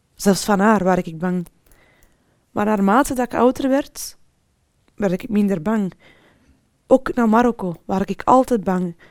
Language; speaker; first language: Dutch; early bilingual, other home language; Arabic